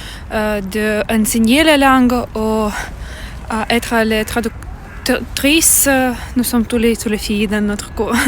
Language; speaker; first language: French; non-native, learner; Russian